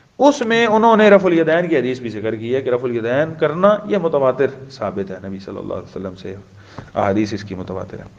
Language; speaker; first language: Urdu; non-native, local second language; Pashto